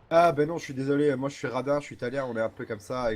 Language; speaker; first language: French; native; French